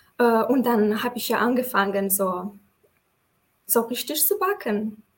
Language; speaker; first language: German; non-native, fluent; Tajik